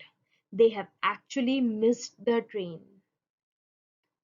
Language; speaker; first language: English; non-native, local second language; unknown